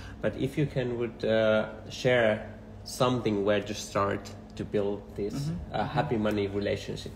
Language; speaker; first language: English; non-native, fluent; Finnish